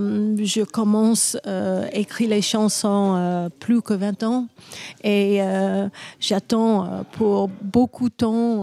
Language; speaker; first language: French; non-native, learner; English